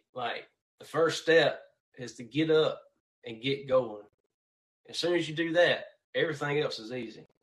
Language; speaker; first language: English; native; English